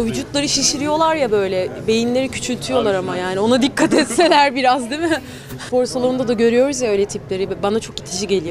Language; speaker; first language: Turkish; native; Turkish